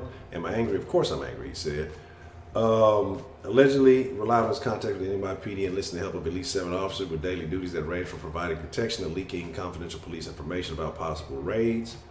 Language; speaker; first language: English; native; English